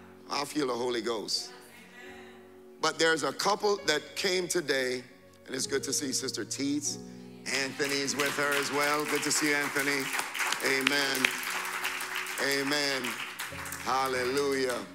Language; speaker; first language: English; native; English